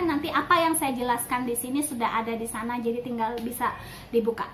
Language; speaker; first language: Indonesian; native; Indonesian